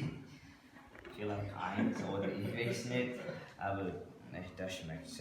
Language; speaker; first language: German; non-native, learner; English